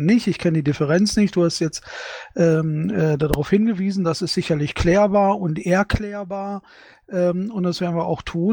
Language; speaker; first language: German; native; German